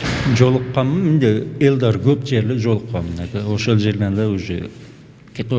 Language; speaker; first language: Kyrgyz; non-native, local second language; Uzbek